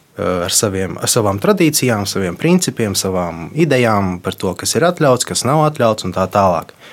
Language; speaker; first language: Latvian; non-native, local second language; Russian